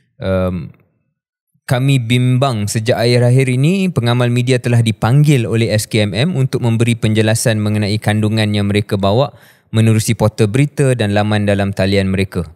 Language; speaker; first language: Malay; native; Malay